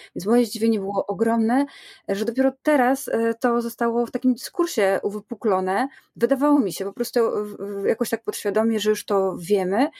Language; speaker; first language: Polish; native; Polish